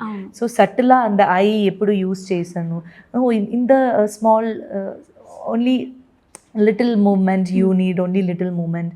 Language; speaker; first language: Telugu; non-native, learner; Malayalam